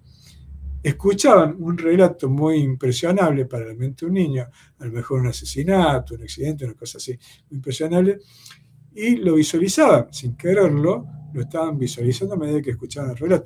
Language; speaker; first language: Spanish; native; Spanish